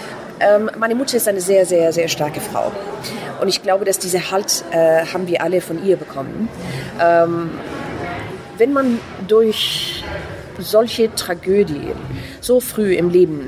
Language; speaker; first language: German; non-native, fluent; Persian